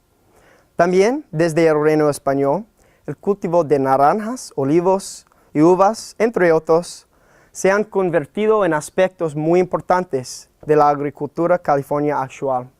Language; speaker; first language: Spanish; non-native, learner; English